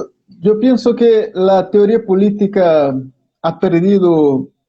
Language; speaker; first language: Spanish; non-native, fluent; Portuguese